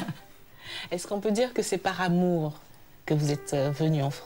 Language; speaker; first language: French; native; French